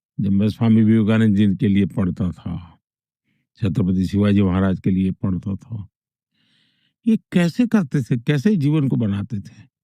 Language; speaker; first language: Hindi; non-native, local second language; Gujarati